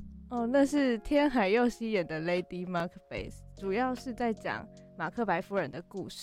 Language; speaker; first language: Chinese; native; Chinese